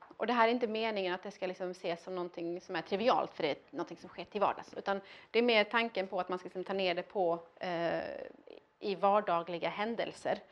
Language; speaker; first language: Swedish; early bilingual, other home language; Arabic